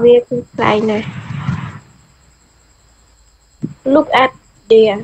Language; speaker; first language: English; non-native, learner; Khmer